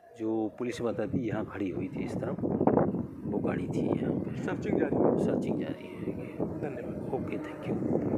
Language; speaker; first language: Hindi; native; Hindi